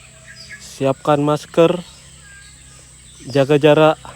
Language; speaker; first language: Indonesian; non-native, fluent; Japanese